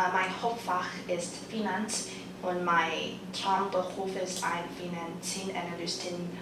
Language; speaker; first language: German; non-native, learner; Chinese